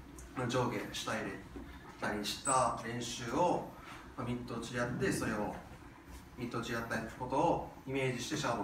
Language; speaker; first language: Japanese; native; Japanese